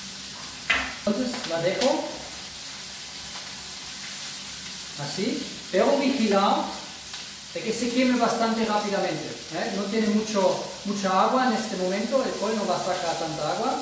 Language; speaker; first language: Spanish; non-native, fluent; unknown